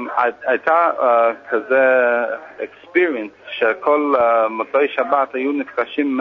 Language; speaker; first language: Hebrew; non-native, fluent; English